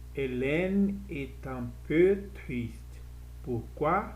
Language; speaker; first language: French; non-native, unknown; Portuguese